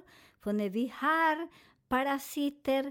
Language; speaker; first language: Swedish; non-native, learner; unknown